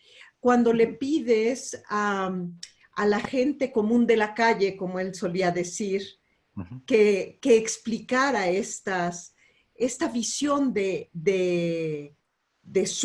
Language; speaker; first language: Spanish; native; Spanish